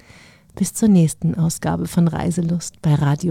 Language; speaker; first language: German; native; German